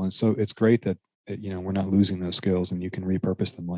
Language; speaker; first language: English; native; English